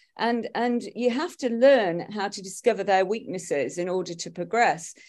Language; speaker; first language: English; native; English